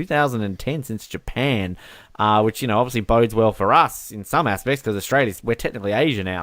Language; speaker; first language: English; native; English